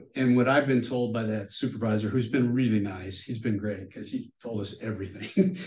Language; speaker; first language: English; native; English